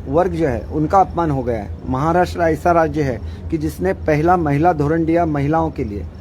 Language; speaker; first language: Hindi; non-native, local second language; Marathi